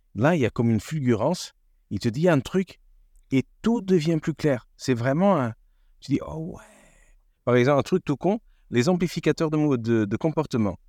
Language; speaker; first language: French; non-native, fluent; Portuguese